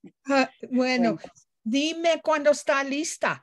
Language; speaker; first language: Spanish; non-native, learner; English